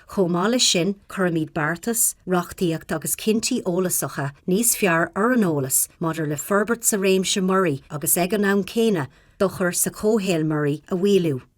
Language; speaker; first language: Irish; non-native, local second language; English